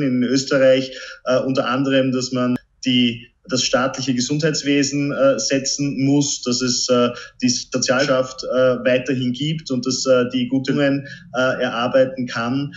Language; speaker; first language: German; native; German